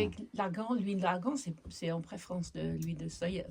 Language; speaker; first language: French; non-native, learner; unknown